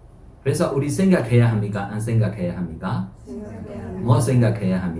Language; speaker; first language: Korean; non-native, fluent; Burmese